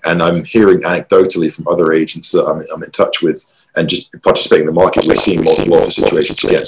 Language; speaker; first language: English; native; English